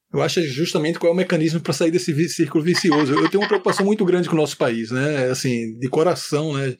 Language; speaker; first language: Portuguese; native; Portuguese